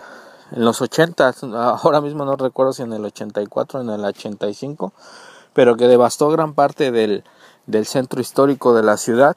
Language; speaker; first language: Spanish; native; Spanish